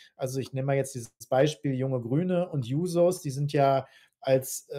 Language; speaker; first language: German; native; German